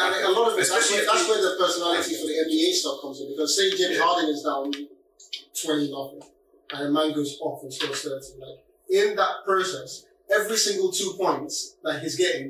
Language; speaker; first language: English; non-native, local second language; Yoruba